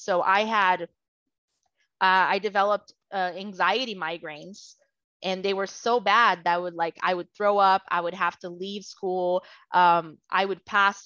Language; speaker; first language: English; non-native, fluent; Portuguese